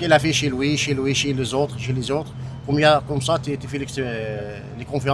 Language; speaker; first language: French; non-native, fluent; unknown